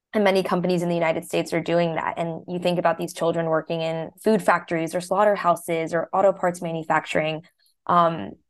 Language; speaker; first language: English; early bilingual, other home language; Hindi